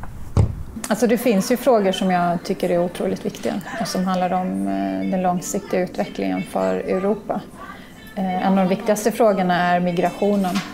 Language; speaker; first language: Swedish; native; Swedish